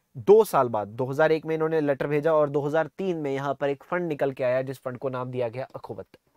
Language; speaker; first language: Hindi; non-native, local second language; Punjabi